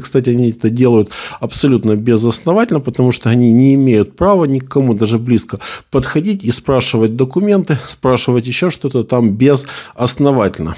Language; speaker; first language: Russian; native; Russian